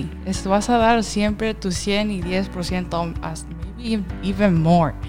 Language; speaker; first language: Spanish; early bilingual, heritage; Spanish